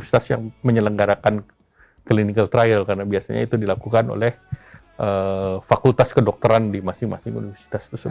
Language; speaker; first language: Indonesian; native; Indonesian